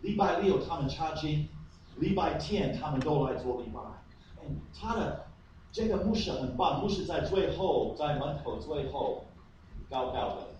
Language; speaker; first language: Chinese; non-native, fluent; English